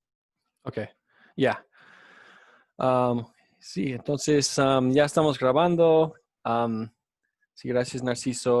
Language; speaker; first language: Spanish; non-native, fluent; English